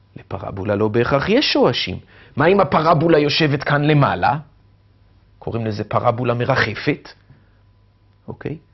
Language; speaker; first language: Hebrew; native; Hebrew